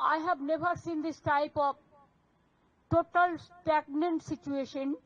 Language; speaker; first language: English; non-native, local second language; Bangla